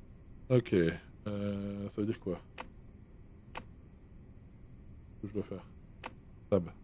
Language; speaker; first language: French; native; French